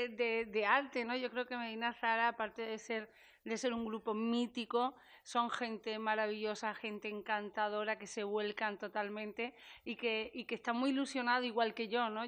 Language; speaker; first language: Spanish; native; Spanish